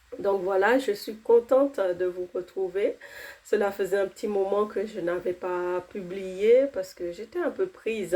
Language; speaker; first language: French; non-native, local second language; Haitian Creole